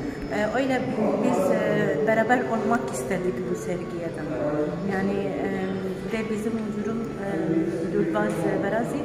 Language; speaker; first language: Turkish; non-native, learner; Arabic